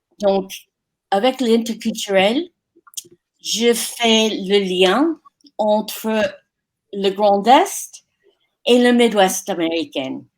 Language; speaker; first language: French; non-native, fluent; English